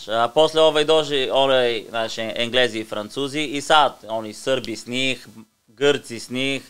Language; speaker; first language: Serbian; non-native, learner; Bulgarian